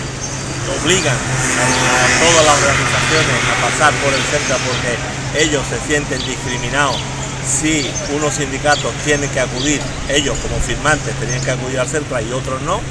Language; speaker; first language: Spanish; native; Spanish